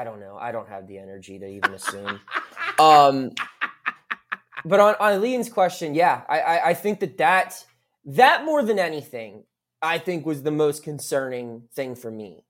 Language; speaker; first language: English; native; English